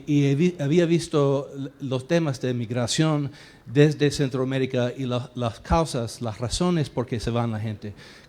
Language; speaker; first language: Spanish; non-native, fluent; English